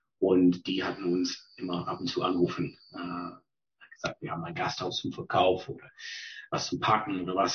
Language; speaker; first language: German; non-native, fluent; English